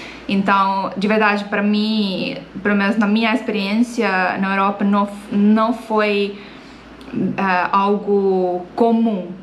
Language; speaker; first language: Portuguese; non-native, fluent; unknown